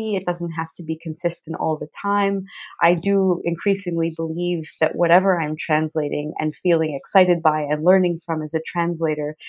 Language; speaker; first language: English; native; English